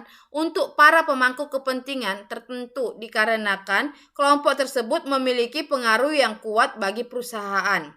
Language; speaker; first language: Indonesian; native; Indonesian